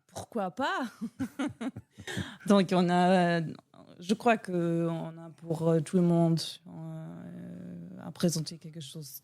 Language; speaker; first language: French; non-native, learner; German